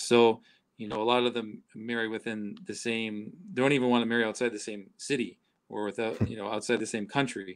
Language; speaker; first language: English; native; English